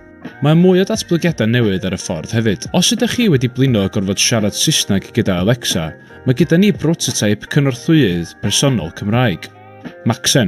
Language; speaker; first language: Welsh; native; Welsh